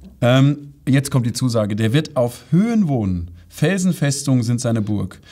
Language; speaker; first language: German; native; German